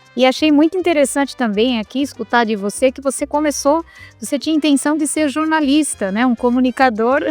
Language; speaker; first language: Portuguese; native; Portuguese